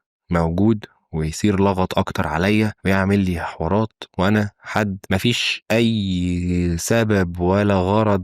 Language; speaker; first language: Arabic; native; Arabic